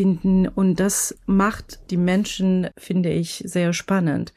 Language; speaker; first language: German; non-native, fluent; Persian